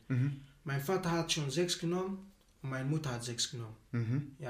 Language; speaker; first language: German; non-native, learner; Arabic